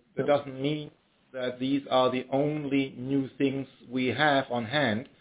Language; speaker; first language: English; non-native, fluent; German